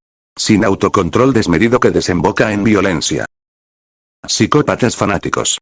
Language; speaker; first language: Spanish; native; Spanish